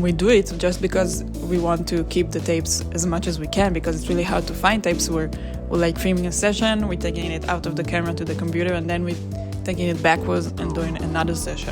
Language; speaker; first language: English; non-native, fluent; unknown